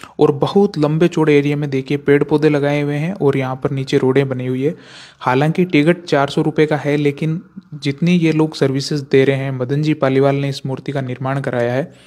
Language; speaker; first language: Hindi; native; Hindi